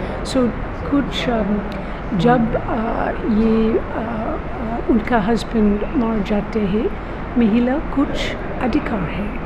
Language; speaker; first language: Hindi; non-native, learner; English